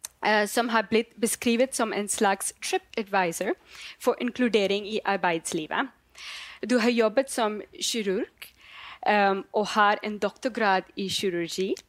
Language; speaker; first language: Norwegian; non-native, learner; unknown